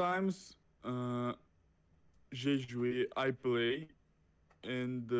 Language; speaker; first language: English; non-native, learner; Russian